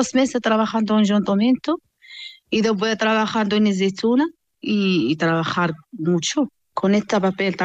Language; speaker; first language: Spanish; non-native, learner; Arabic